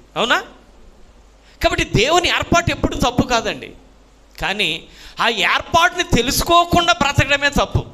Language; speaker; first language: Telugu; native; Telugu